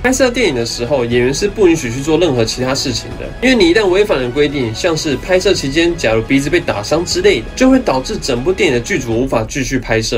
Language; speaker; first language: Chinese; native; Chinese